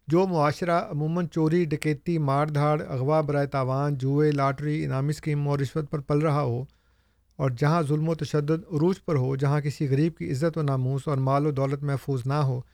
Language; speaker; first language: Urdu; native; Urdu